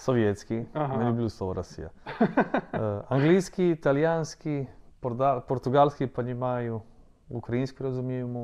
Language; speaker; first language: Ukrainian; non-native, learner; Croatian